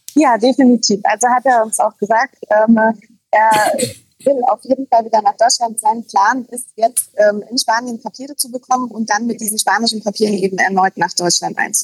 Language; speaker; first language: German; native; German